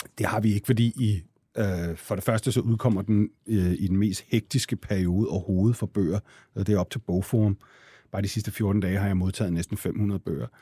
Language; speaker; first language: Danish; native; Danish